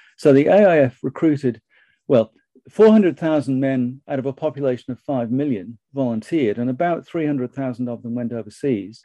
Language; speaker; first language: English; native; English